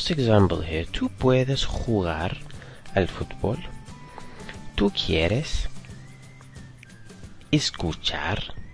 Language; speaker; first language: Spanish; non-native, fluent; English